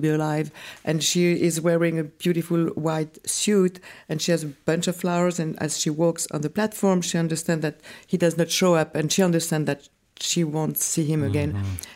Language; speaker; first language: English; non-native, fluent; French